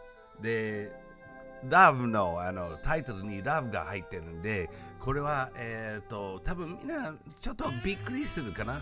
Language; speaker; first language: Japanese; non-native, fluent; English